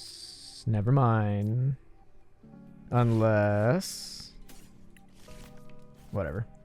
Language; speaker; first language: English; native; English